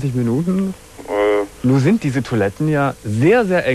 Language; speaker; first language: German; native; German